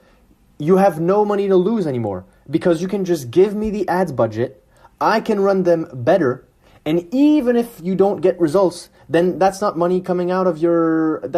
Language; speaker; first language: English; non-native, fluent; French